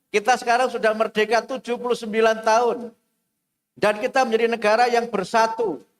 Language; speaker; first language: Indonesian; non-native, local second language; Javanese